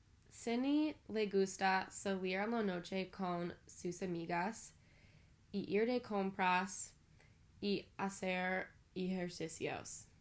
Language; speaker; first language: Spanish; non-native, learner; English